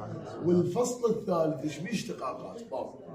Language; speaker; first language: Arabic; native; Arabic